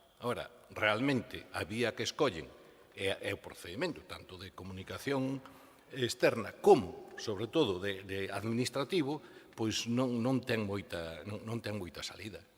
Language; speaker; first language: Galician; native; Galician